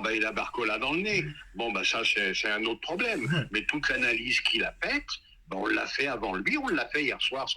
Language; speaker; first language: French; native; French